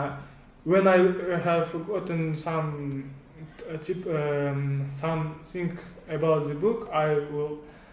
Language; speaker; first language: English; non-native, learner; Kazakh